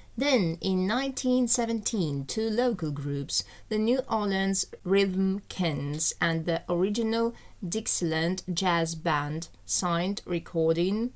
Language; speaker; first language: English; non-native, fluent; Ukrainian